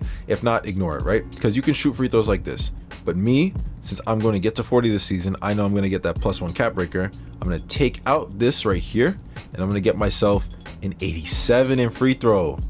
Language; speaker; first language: English; native; English